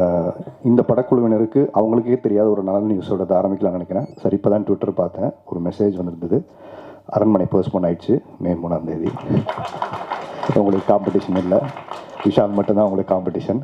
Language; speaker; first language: Tamil; native; Tamil